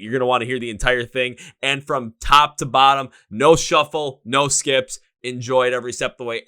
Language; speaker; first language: English; native; English